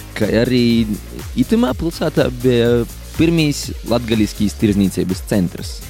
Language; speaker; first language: Latvian; native; Latvian